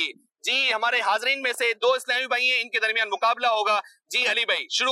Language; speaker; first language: Urdu; native; Urdu